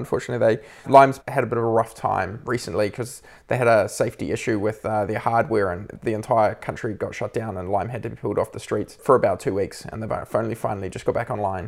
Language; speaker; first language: English; native; English